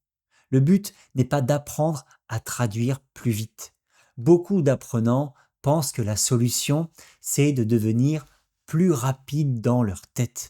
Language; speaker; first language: French; native; French